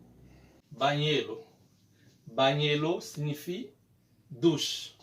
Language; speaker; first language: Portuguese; non-native, learner; Haitian Creole